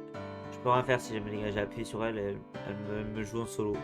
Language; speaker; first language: French; native; French